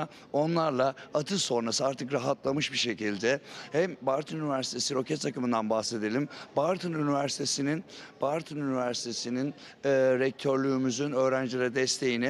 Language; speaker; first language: Turkish; native; Turkish